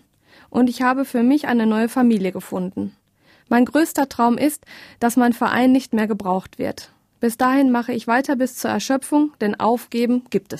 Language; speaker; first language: German; native; German